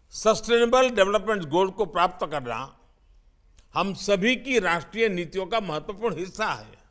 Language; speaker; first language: Hindi; native; Hindi